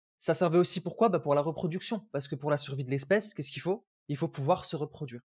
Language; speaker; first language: French; early bilingual, other home language; Arabic